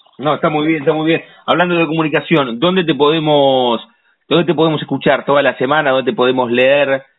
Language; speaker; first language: Spanish; native; Spanish